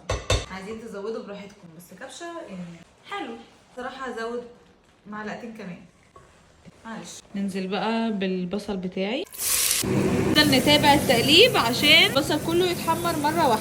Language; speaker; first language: Arabic; native; Arabic